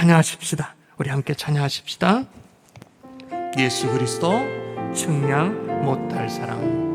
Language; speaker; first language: Korean; native; Korean